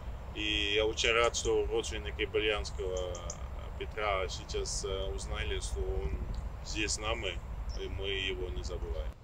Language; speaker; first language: Russian; non-native, fluent; Dutch